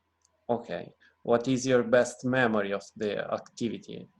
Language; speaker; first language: English; non-native, fluent; Italian